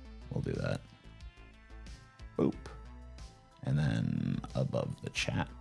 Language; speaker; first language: English; native; English